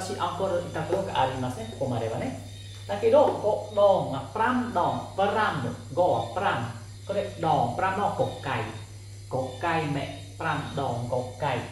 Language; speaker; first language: Japanese; non-native, fluent; Khmer